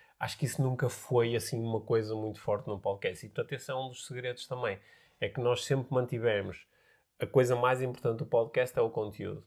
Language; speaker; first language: Portuguese; native; Portuguese